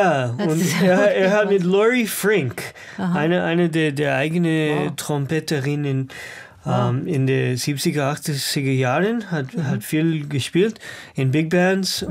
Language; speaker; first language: German; non-native, learner; English